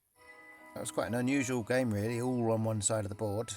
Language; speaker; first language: English; native; English